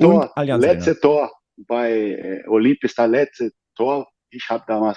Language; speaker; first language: German; non-native, learner; Portuguese